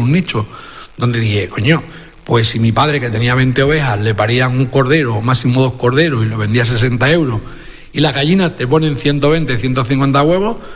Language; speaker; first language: Spanish; native; Spanish